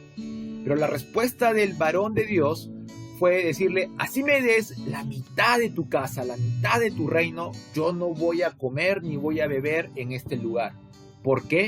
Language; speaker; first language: Spanish; native; Spanish